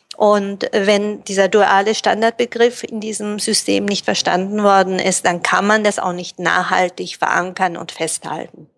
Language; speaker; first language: German; native; German